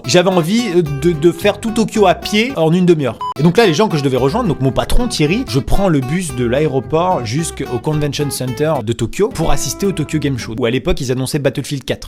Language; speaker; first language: French; native; French